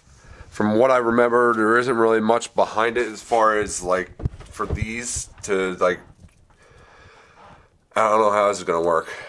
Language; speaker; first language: English; native; English